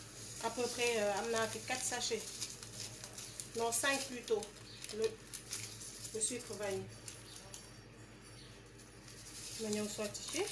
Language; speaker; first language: French; non-native, local second language; Wolof